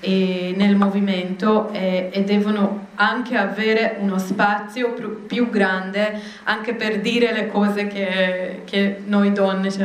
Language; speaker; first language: Italian; non-native, fluent; Hebrew